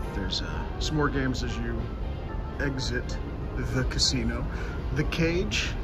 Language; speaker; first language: English; native; English